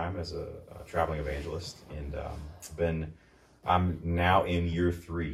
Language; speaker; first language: English; native; English